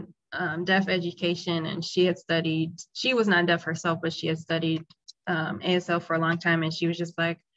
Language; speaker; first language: English; native; English